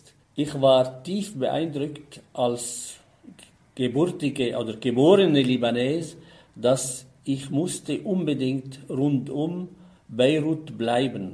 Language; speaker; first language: German; non-native, fluent; Arabic